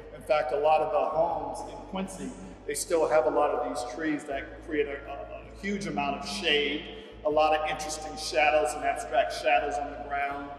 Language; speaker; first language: English; native; English